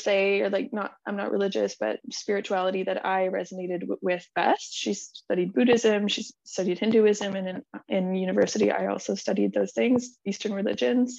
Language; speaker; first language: English; native; English